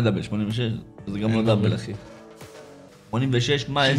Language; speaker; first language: Hebrew; native; Hebrew